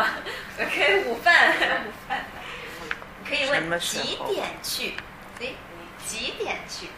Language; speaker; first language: Italian; non-native, fluent; Chinese